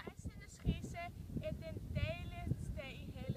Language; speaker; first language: Danish; non-native, learner; Icelandic